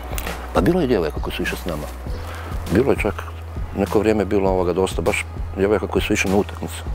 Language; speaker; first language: Croatian; native; Croatian